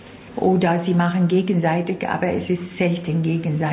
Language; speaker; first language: German; non-native, fluent; Arabic